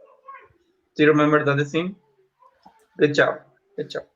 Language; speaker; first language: English; non-native, learner; Spanish